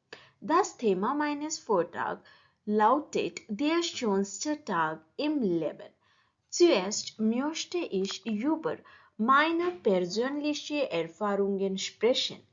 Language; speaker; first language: German; non-native, learner; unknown